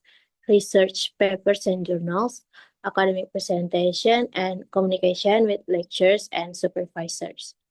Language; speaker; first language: English; non-native, learner; Indonesian